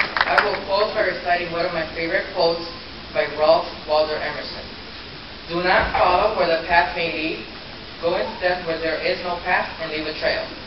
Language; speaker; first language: English; early bilingual, other home language; Spanish